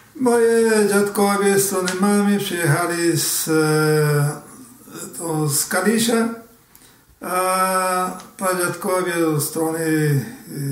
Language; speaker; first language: Polish; early bilingual, heritage; Portuguese